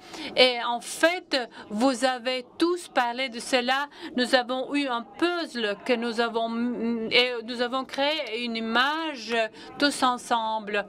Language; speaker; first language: French; non-native, fluent; Latvian